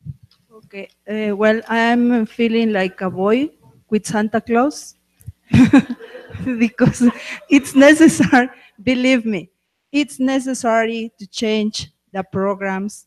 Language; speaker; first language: English; non-native, fluent; Spanish